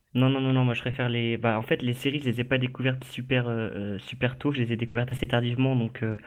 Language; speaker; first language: French; native; French